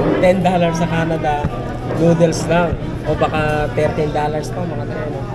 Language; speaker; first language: Filipino; native; Filipino